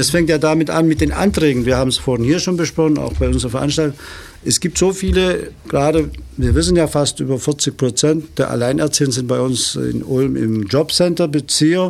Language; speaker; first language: German; native; German